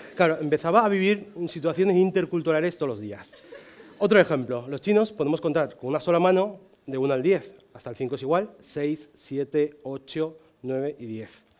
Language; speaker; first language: Spanish; non-native, fluent; Chinese